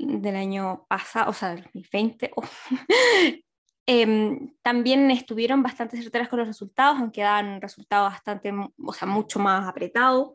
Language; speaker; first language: Spanish; native; Spanish